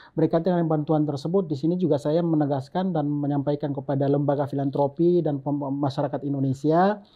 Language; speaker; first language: Indonesian; native; Indonesian